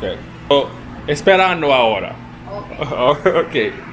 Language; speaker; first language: Spanish; non-native, learner; English